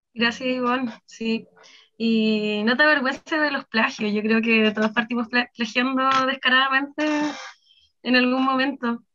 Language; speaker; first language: Spanish; native; Spanish